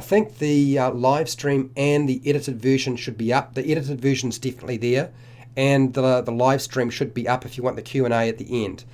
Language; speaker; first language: English; native; English